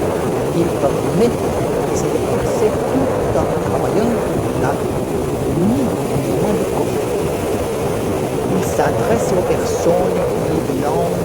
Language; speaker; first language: French; non-native, learner; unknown